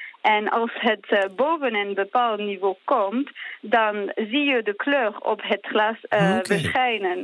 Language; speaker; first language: Dutch; non-native, learner; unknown